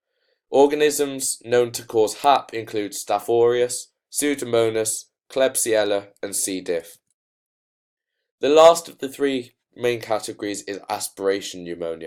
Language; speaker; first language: English; native; English